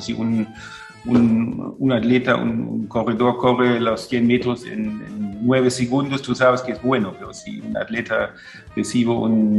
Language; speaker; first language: Spanish; non-native, fluent; German